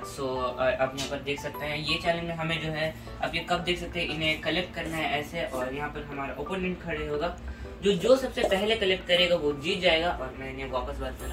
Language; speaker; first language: Hindi; native; Hindi